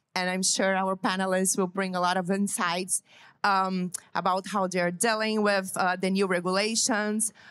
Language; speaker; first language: English; non-native, fluent; Portuguese